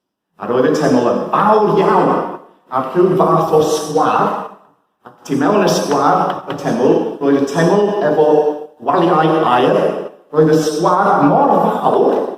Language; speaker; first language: Welsh; non-native, fluent; English